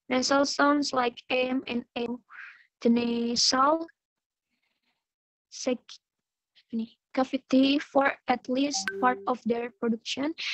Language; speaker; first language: English; non-native, learner; Indonesian